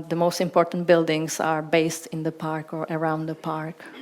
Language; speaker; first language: English; non-native, fluent; Czech